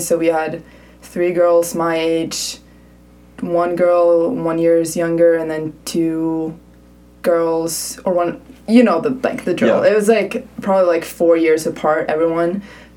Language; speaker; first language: English; non-native, fluent; Swedish